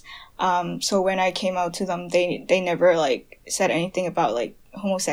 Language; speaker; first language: English; non-native, local second language; Cantonese